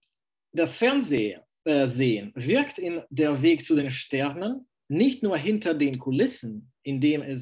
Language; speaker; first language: German; non-native, fluent; Russian